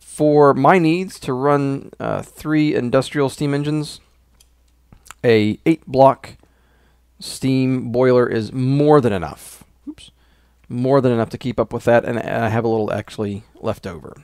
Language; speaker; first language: English; native; English